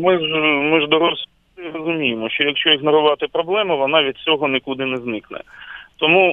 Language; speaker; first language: Ukrainian; native; Ukrainian